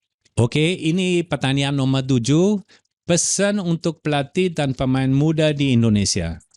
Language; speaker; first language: Indonesian; non-native, fluent; German